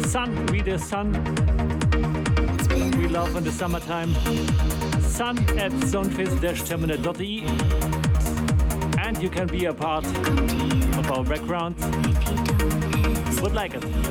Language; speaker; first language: English; non-native, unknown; German